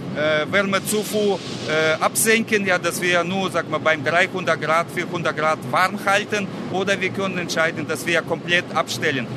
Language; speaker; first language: German; non-native, fluent; Russian